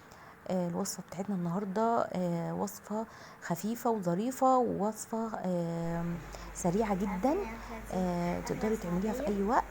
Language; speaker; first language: Arabic; native; Arabic